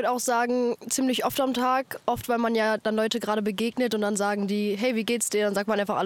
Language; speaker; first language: German; native; German